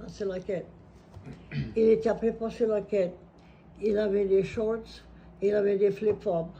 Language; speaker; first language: French; native; French